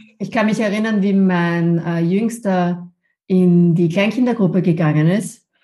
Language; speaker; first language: German; native; German